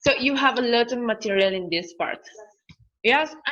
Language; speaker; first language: English; non-native, learner; Spanish